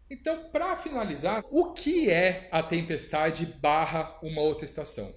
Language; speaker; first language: Portuguese; native; Portuguese